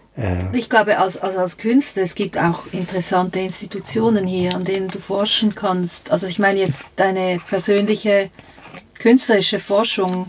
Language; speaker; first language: German; native; German